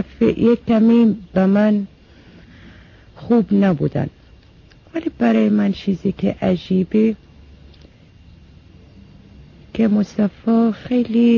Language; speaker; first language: Persian; non-native, fluent; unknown